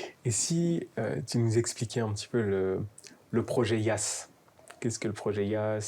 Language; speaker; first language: French; native; French